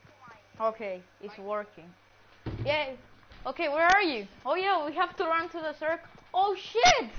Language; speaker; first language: English; non-native, learner; Greek